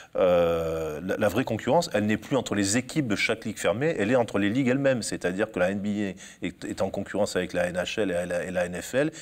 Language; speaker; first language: French; native; French